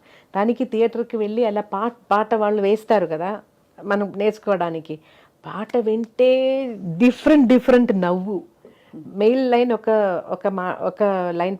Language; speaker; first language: Telugu; non-native, local second language; Malayalam